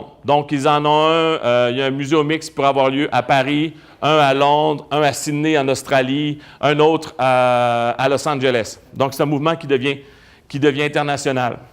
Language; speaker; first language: French; native; French